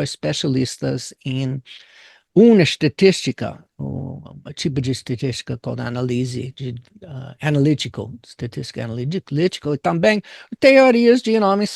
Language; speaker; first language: Portuguese; non-native, fluent; English